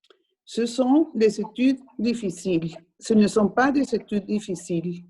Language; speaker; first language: French; non-native, learner; Spanish